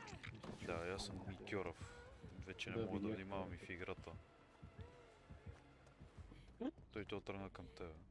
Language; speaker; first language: Bulgarian; native; Bulgarian